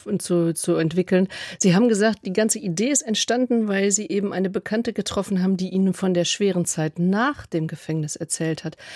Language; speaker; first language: German; native; German